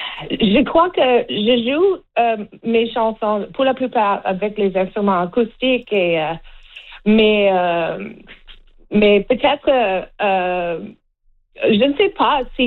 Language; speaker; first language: French; non-native, learner; English